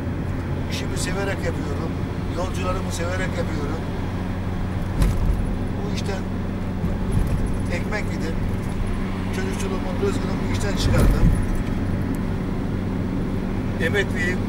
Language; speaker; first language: Turkish; native; Turkish